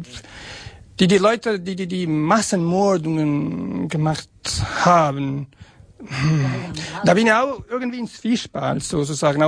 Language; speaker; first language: German; non-native, fluent; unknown